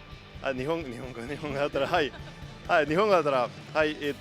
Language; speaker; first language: Japanese; non-native, learner; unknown